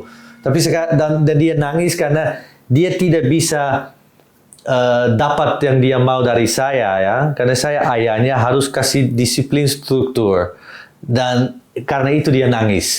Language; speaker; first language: Indonesian; non-native, fluent; Dutch